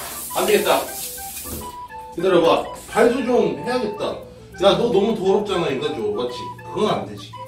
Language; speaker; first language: Korean; native; Korean